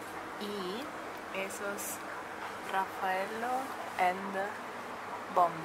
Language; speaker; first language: Spanish; non-native, fluent; Italian